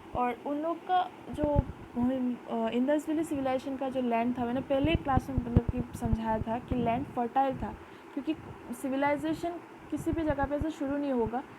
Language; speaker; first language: Hindi; non-native, local second language; Bangla